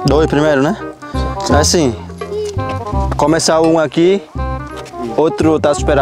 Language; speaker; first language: Portuguese; non-native, learner; Vietnamese